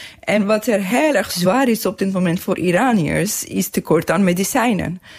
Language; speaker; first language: Dutch; non-native, fluent; Persian